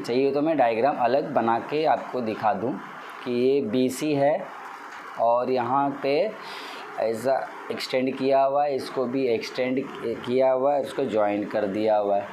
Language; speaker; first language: Hindi; non-native, local second language; Marathi